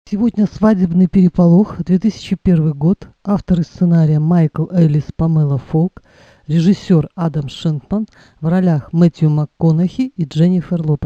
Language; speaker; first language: Russian; native; Russian